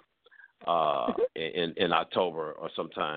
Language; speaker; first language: English; native; English